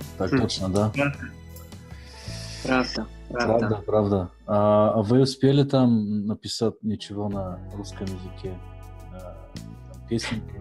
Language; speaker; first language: Russian; non-native, learner; Bulgarian